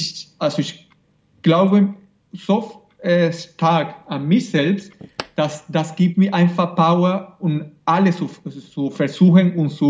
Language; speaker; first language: German; non-native, fluent; Spanish